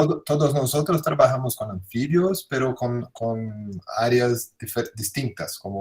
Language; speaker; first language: Spanish; non-native, fluent; Portuguese